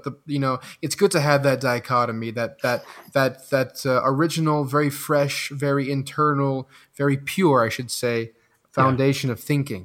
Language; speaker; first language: English; non-native, fluent; French